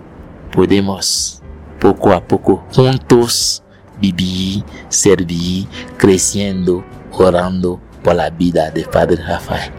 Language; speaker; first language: Spanish; non-native, learner; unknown